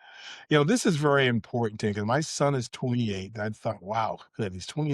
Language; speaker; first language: English; native; English